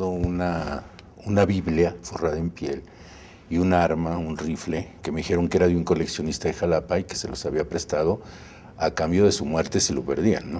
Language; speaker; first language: Spanish; native; Spanish